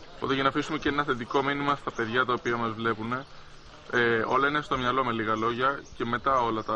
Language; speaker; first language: Greek; native; Greek